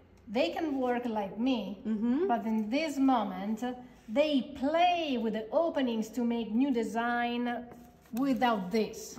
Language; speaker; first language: English; non-native, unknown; Italian